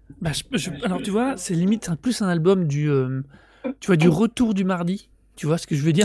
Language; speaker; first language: French; native; French